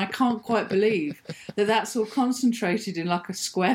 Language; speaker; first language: English; native; English